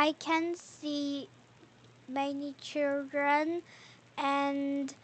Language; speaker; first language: English; non-native, learner; Korean